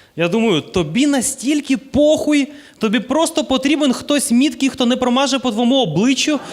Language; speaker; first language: Ukrainian; non-native, local second language; Russian